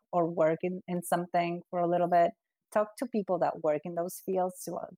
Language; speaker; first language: English; non-native, fluent; Spanish